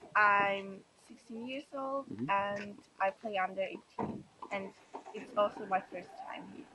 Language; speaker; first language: English; non-native, learner; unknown